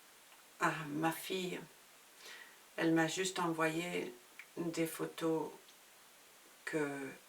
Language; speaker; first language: French; non-native, fluent; Spanish